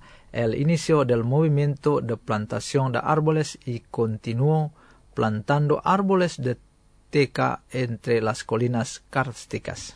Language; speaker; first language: Spanish; non-native, fluent; Indonesian